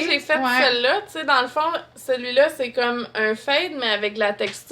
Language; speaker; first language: French; native; French